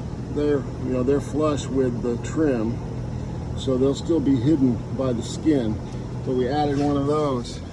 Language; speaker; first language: English; native; English